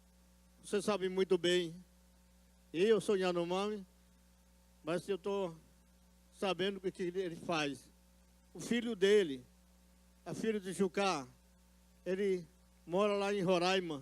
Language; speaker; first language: Portuguese; non-native, local second language; Yanomámi